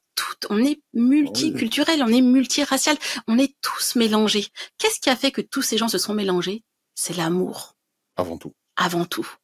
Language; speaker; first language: French; native; French